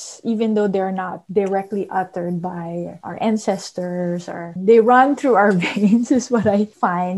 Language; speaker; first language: English; non-native, local second language; Filipino